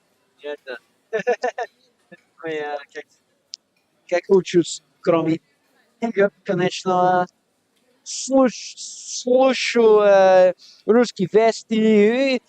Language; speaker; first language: Russian; non-native, learner; English